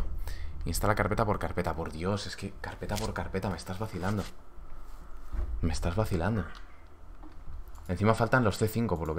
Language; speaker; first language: Spanish; native; Spanish